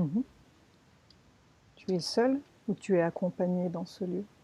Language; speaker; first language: French; native; French